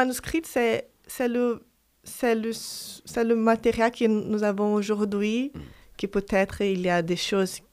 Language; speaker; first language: French; non-native, fluent; Portuguese